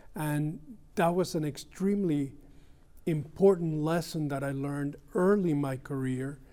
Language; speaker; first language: English; early bilingual, other home language; Spanish